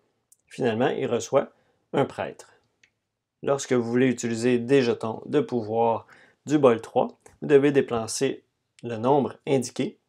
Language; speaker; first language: French; native; French